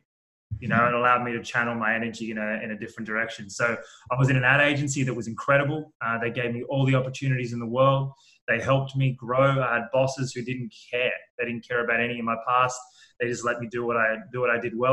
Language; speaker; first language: English; native; English